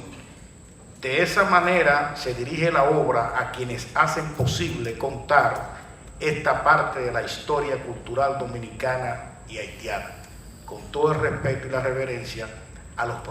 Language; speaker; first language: Spanish; native; Spanish